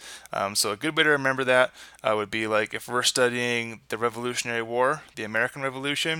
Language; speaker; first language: English; native; English